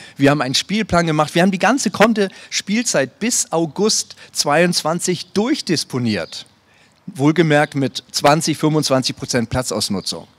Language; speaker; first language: German; native; German